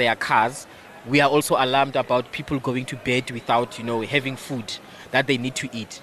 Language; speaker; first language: English; non-native, local second language; Northern Sotho